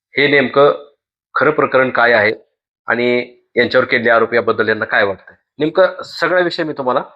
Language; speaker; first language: Marathi; native; Marathi